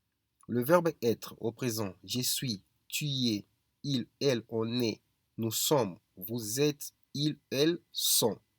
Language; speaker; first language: French; non-native, fluent; Spanish